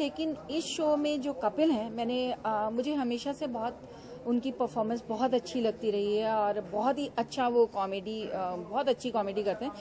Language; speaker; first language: Hindi; non-native, local second language; Punjabi